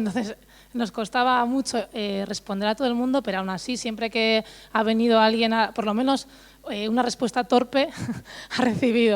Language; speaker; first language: Spanish; native; Spanish